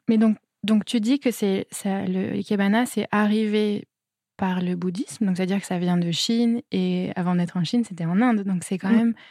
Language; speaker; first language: French; native; French